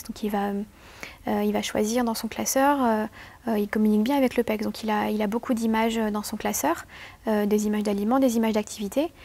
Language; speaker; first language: French; native; French